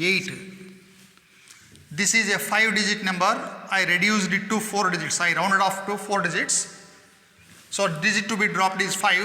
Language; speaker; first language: English; non-native, local second language; Kannada